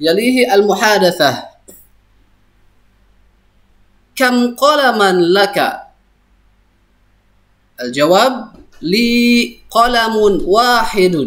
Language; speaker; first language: Arabic; non-native, fluent; Indonesian